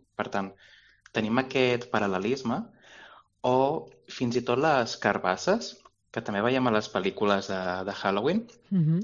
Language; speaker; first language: Catalan; native; Catalan